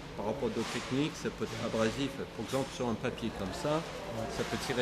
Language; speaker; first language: French; native; French